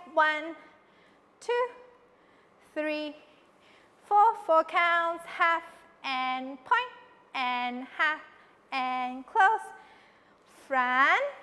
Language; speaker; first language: English; non-native, local second language; Cantonese